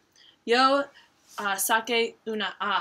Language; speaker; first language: Spanish; non-native, learner; English